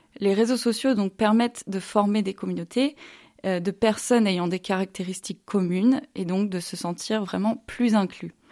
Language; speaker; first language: French; early bilingual, other home language; English